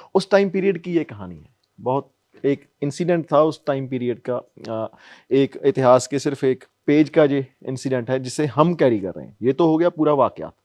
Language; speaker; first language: Hindi; non-native, local second language; Punjabi